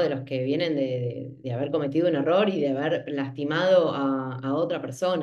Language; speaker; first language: Spanish; native; Spanish